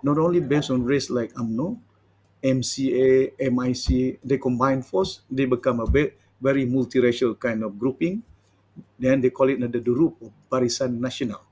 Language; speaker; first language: English; non-native, local second language; Malay